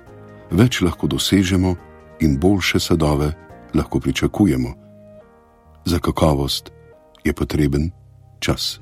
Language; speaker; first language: Slovenian; native; Slovenian